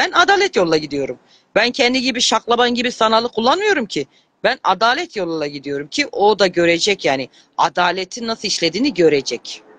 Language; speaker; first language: Turkish; native; Turkish